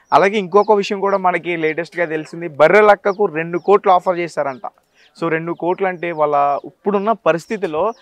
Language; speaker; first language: Telugu; native; Telugu